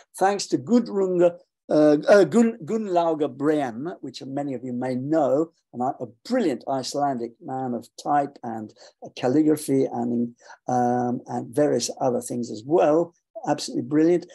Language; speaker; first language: English; native; English